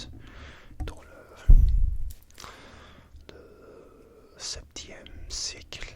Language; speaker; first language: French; non-native, learner; English